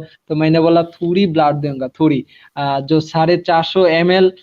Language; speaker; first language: Hindi; non-native, learner; Bangla